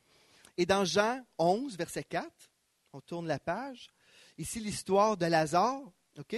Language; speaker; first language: French; native; French